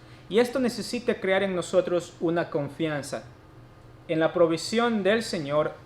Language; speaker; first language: Spanish; native; Spanish